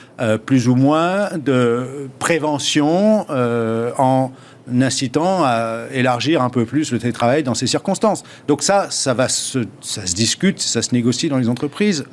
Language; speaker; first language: French; native; French